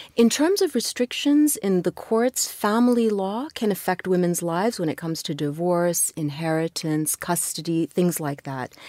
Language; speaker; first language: English; non-native, fluent; Arabic